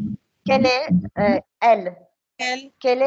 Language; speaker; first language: French; non-native, learner; Arabic